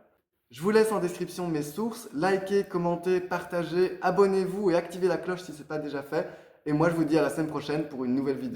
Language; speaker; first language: French; native; French